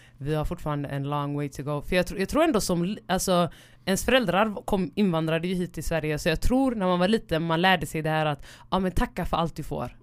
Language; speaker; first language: Swedish; early bilingual, other home language; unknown